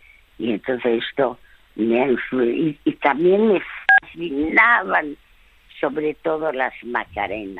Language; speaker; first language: Spanish; non-native, fluent; French